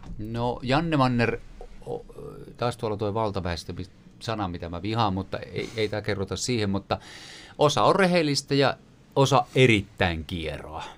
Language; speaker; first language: Finnish; native; Finnish